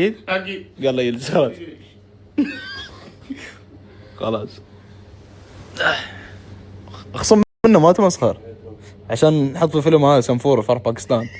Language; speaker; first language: Arabic; native; Arabic